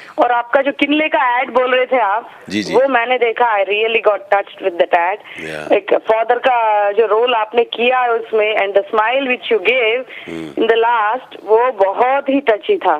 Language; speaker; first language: Hindi; non-native, local second language; Telugu